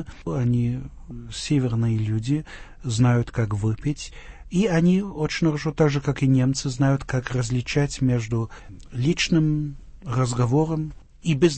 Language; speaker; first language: Russian; non-native, fluent; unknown